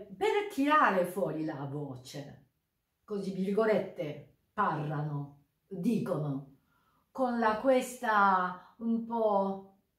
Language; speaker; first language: Italian; non-native, learner; Japanese